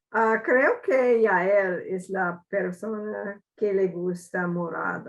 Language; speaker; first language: Spanish; non-native, learner; English